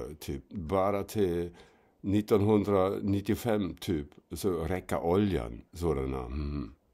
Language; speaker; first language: Swedish; non-native, fluent; German